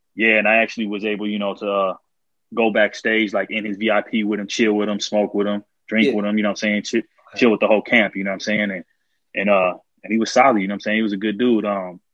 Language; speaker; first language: English; native; English